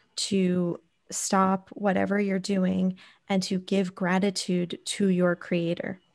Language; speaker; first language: English; native; English